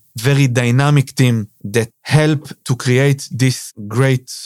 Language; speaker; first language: English; non-native, fluent; Hebrew